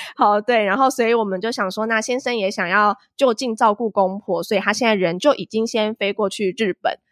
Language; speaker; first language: Chinese; native; Chinese